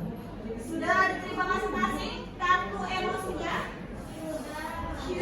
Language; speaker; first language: Indonesian; native; Indonesian